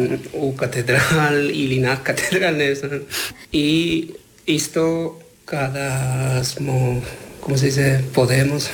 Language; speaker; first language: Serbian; non-native, learner; Spanish